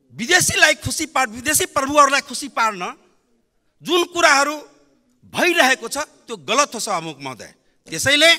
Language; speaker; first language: Nepali; non-native, local second language; Maithili